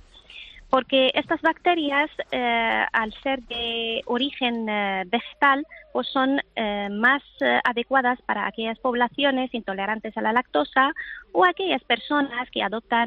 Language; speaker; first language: Spanish; non-native, fluent; Arabic